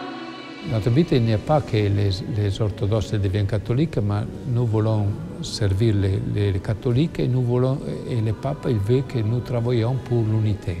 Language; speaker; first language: French; non-native, learner; Italian